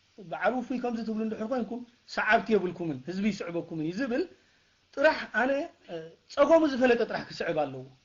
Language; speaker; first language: Tigrinya; native; Tigrinya